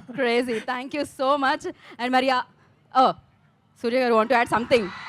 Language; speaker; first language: Telugu; native; Telugu